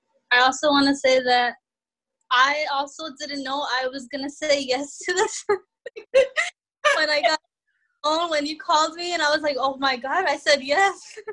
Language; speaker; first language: English; early bilingual, other home language; Spanish